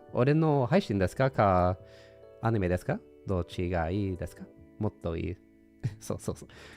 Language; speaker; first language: Japanese; non-native, learner; English